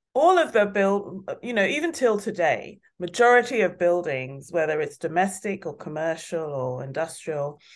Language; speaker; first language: English; non-native, local second language; Yoruba